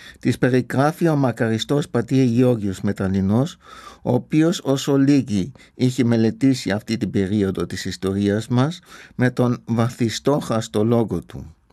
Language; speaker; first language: Greek; non-native, fluent; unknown